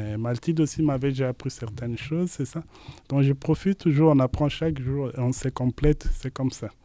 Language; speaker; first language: French; non-native, local second language; Lingala